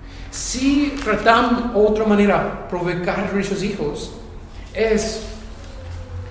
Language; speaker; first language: Spanish; non-native, fluent; English